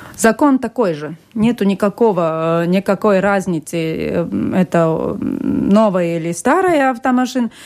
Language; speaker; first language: Russian; non-native, local second language; Latvian